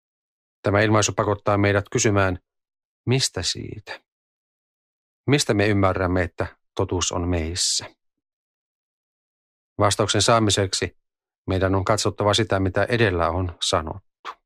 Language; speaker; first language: Finnish; native; Finnish